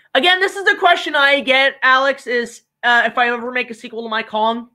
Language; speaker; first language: English; native; English